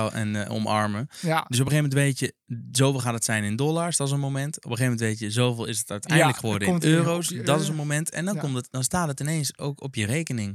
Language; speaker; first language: Dutch; native; Dutch